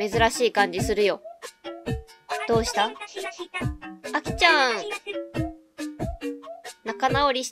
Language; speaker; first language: Japanese; native; Japanese